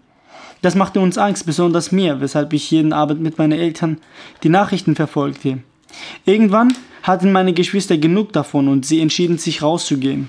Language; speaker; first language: German; early bilingual, other home language; Kurdish